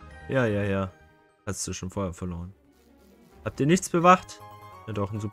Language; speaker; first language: German; native; German